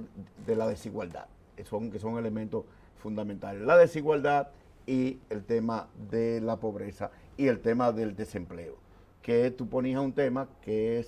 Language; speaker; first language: Spanish; native; Spanish